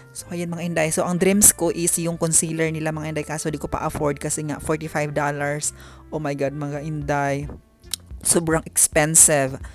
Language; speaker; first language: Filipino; non-native, local second language; Cebuano